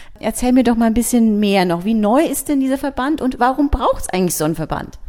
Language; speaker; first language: German; native; German